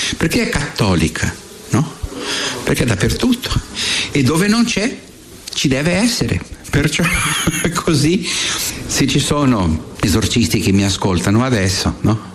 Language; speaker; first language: Italian; non-native, fluent; Portuguese